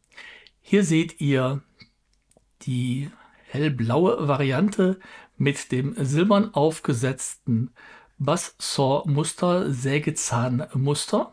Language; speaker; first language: German; native; German